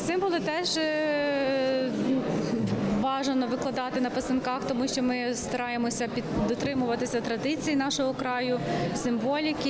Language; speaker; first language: Ukrainian; native; Ukrainian